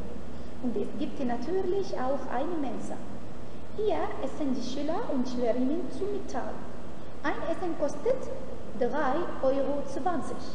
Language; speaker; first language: German; non-native, fluent; Arabic